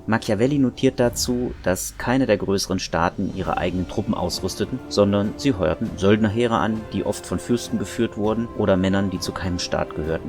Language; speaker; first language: German; native; German